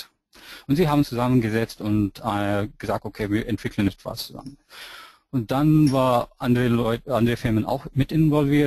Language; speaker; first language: German; non-native, fluent; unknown